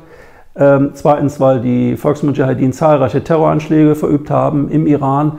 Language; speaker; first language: German; native; German